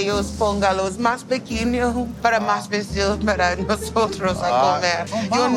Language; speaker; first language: Spanish; non-native, learner; English